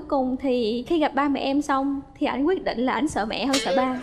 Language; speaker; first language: Vietnamese; native; Vietnamese